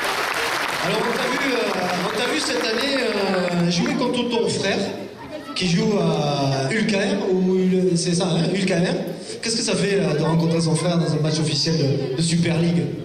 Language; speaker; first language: French; native; French